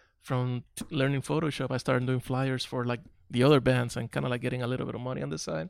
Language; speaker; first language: English; non-native, local second language; Spanish